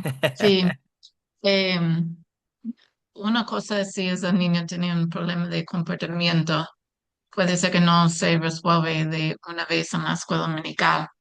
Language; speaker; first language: Spanish; non-native, fluent; English